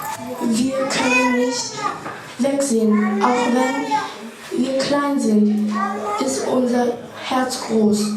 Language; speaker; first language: German; early bilingual, other home language; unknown